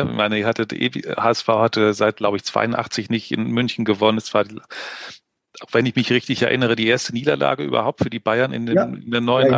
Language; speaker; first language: German; native; German